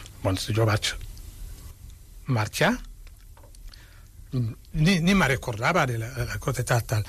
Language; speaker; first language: Catalan; non-native, fluent; Wolof